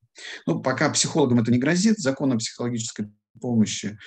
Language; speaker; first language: Russian; native; Russian